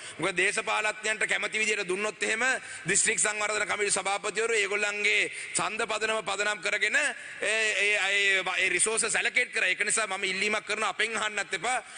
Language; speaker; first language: Sinhala; non-native, local second language; Tamil